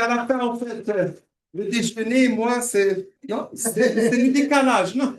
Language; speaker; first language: French; non-native, local second language; Arabic